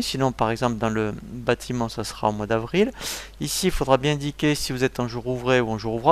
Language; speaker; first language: French; native; French